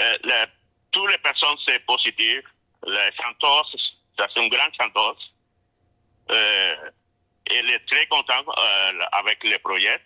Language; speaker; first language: French; non-native, learner; Spanish